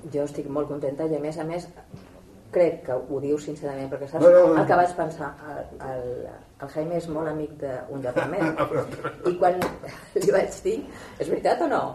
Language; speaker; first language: Catalan; non-native, local second language; Spanish